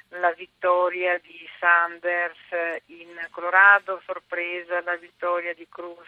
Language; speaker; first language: Italian; native; Italian